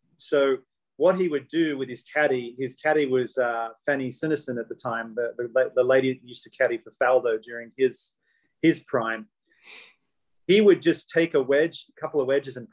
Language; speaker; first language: English; native; English